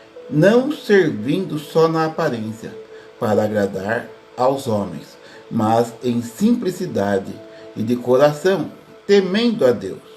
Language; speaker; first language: Portuguese; native; Portuguese